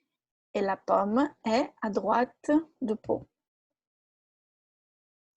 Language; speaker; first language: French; non-native, fluent; Portuguese